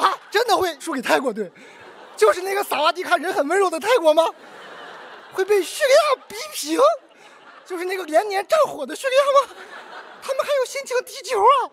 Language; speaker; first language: Chinese; native; Chinese